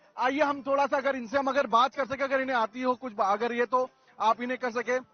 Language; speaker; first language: Hindi; native; Hindi